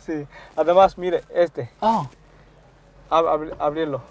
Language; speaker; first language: Spanish; non-native, learner; Chinese